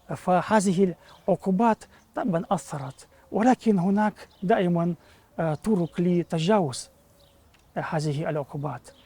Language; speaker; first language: Arabic; non-native, fluent; Russian